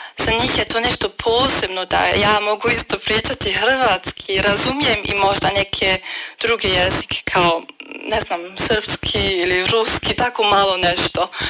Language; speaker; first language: Bosnian; early bilingual, heritage; Croatian